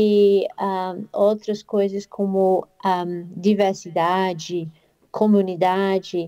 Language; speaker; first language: Portuguese; non-native, fluent; English